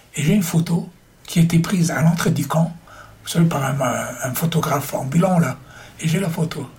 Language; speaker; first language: French; early bilingual, other home language; German